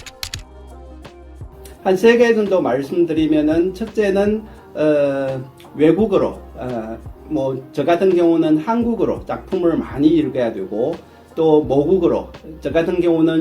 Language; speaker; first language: Korean; non-native, fluent; Chinese